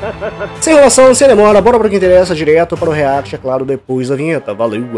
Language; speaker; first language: Portuguese; native; Portuguese